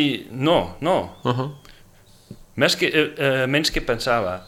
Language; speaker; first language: Catalan; non-native, fluent; Dutch